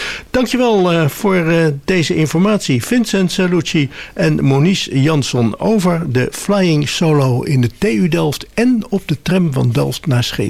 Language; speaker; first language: Dutch; native; Dutch